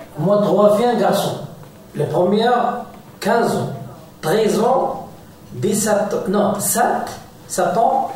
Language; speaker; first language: French; non-native, learner; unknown